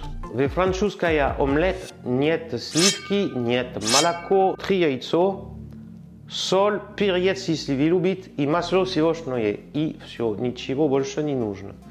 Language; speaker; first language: Russian; non-native, learner; French